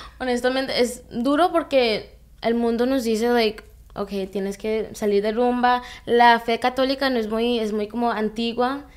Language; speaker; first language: Spanish; early bilingual, heritage; Spanish